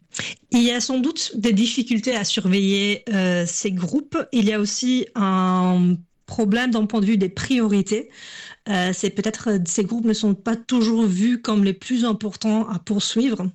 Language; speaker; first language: French; non-native, fluent; English